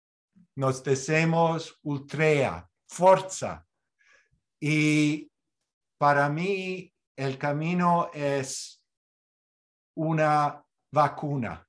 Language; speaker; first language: Spanish; non-native, fluent; English